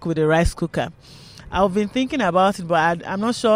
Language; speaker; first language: English; non-native, local second language; Yoruba